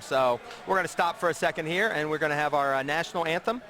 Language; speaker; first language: English; native; English